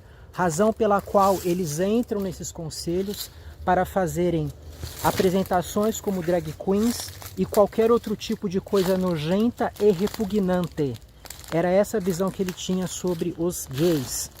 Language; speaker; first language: Portuguese; native; Portuguese